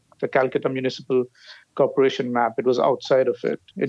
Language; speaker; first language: English; non-native, local second language; Bangla